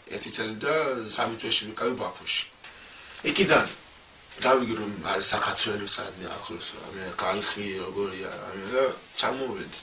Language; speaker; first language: Georgian; non-native, learner; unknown